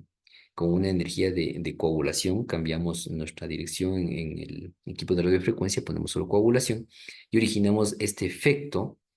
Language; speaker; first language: Spanish; native; Spanish